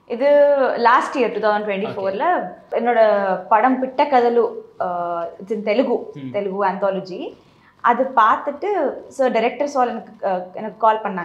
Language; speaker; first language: Tamil; non-native, learner; Telugu